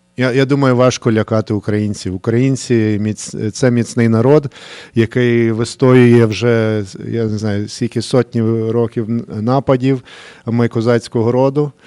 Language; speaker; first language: Ukrainian; early bilingual, heritage; Ukrainian